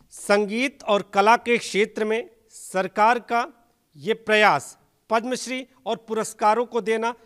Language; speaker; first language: Hindi; native; Hindi